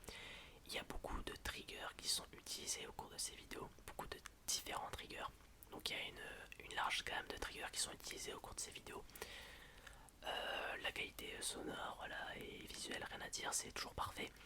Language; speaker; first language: French; native; French